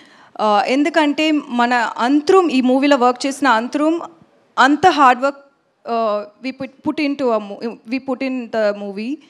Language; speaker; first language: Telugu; non-native, learner; Tamil